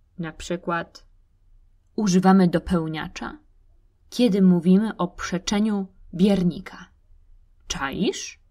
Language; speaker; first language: Polish; native; Polish